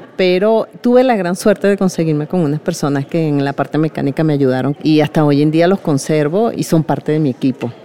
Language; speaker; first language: Spanish; native; Spanish